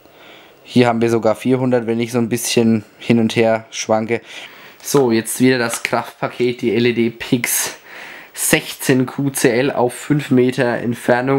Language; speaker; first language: German; native; German